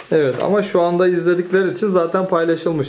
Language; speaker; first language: Turkish; native; Turkish